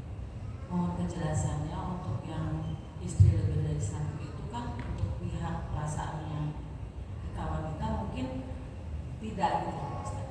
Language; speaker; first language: Indonesian; native; Indonesian